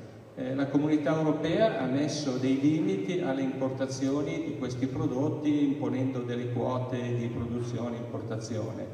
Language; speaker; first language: Italian; native; Italian